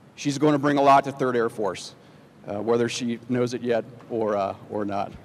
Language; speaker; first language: English; native; English